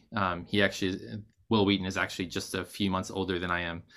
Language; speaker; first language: English; native; English